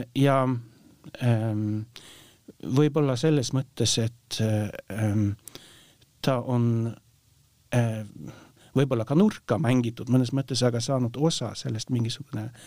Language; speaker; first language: Estonian; non-native, fluent; Norwegian